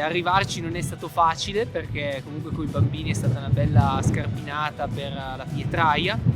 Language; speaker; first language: Italian; native; Italian